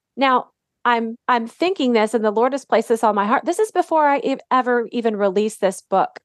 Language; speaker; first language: English; native; English